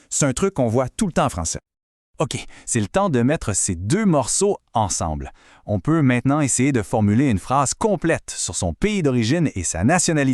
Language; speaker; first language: French; native; French